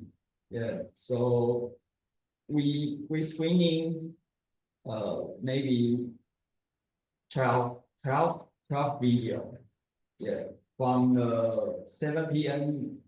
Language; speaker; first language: English; non-native, learner; Chinese